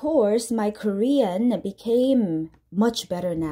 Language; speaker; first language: English; non-native, fluent; Korean